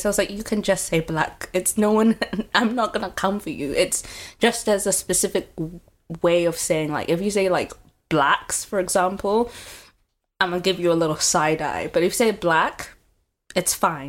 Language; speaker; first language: English; native; English